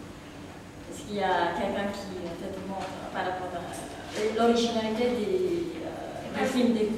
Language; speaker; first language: French; non-native, fluent; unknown